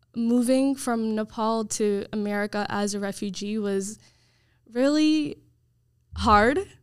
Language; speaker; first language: English; early bilingual, other home language; Nepali